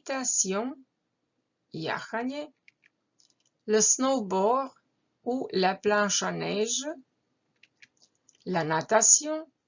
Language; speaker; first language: French; non-native, fluent; Croatian